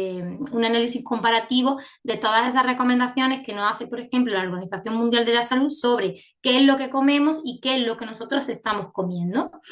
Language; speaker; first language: Spanish; native; Spanish